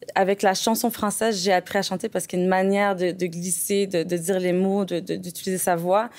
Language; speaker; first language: French; native; French